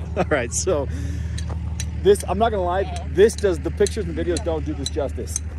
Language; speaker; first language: English; native; English